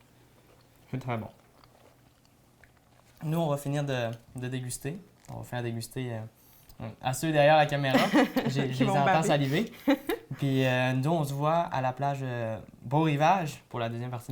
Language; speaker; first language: French; native; French